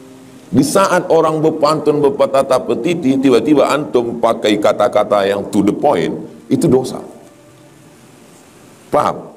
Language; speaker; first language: Malay; native; Malay